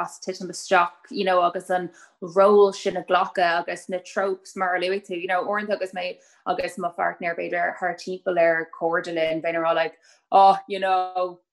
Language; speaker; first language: Irish; native; Irish